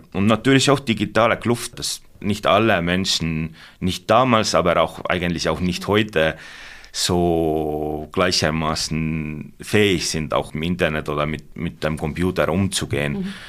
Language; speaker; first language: German; non-native, fluent; Estonian